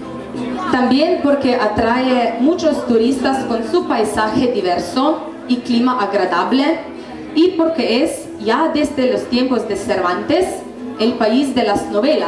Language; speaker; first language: Spanish; non-native, fluent; Slovenian